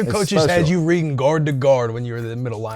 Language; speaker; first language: English; native; English